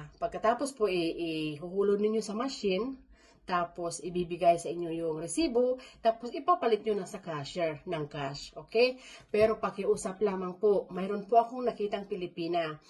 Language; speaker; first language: Filipino; non-native, local second language; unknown